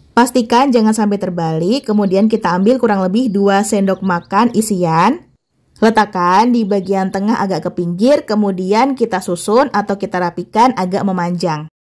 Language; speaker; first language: Indonesian; native; Indonesian